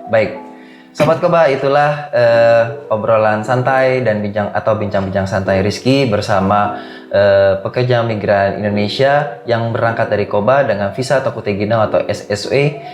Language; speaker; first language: Indonesian; native; Indonesian